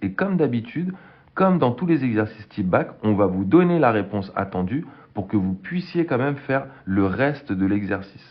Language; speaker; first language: French; native; French